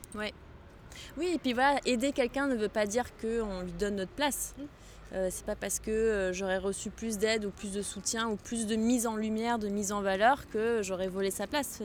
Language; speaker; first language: French; non-native, local second language; Arabic